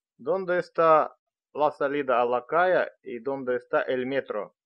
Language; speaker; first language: Spanish; non-native, learner; Russian